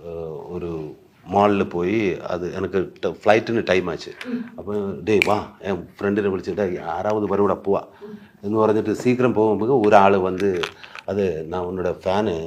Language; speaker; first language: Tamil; non-native, learner; Malayalam